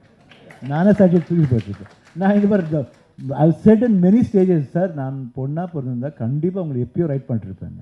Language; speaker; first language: Tamil; non-native, local second language; Kannada